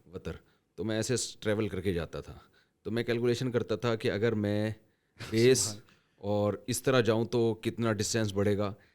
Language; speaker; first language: Urdu; native; Urdu